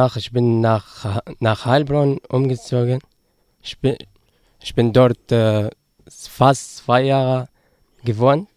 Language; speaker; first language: German; non-native, learner; Arabic